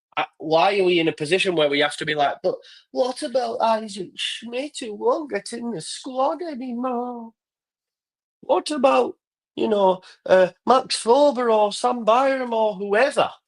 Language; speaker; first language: English; native; English